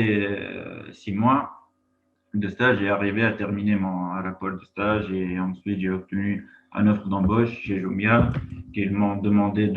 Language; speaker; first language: French; non-native, local second language; Arabic